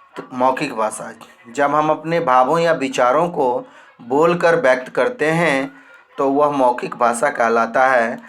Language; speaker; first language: Hindi; native; Hindi